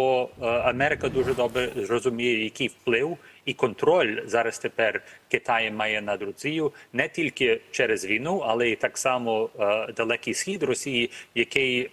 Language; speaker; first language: Ukrainian; early bilingual, heritage; Ukrainian